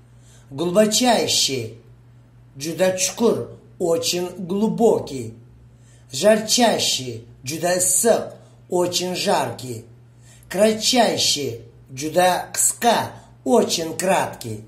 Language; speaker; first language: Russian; non-native, fluent; Uzbek